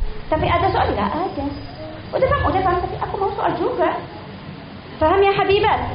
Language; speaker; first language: Indonesian; non-native, learner; Arabic